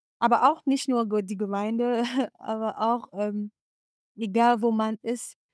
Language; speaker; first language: German; non-native, fluent; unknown